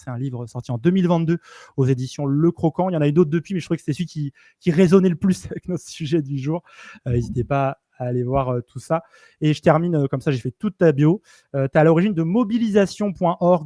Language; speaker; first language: French; native; French